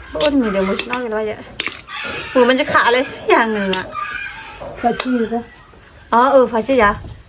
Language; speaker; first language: Thai; non-native, local second language; Karen languages